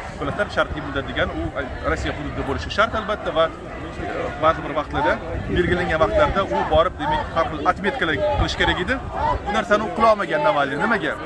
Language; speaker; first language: Uzbek; non-native, local second language; Russian